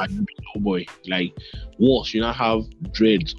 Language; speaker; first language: English; non-native, local second language; Yoruba